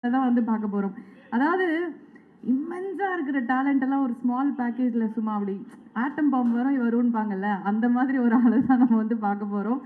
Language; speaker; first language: Tamil; native; Tamil